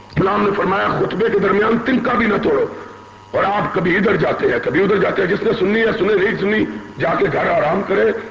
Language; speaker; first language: Urdu; non-native, local second language; Punjabi